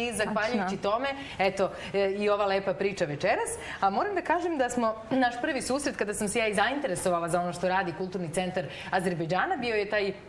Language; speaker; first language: Serbian; native; Serbian